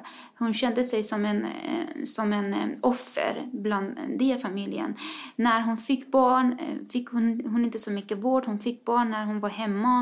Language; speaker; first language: Swedish; non-native, fluent; Persian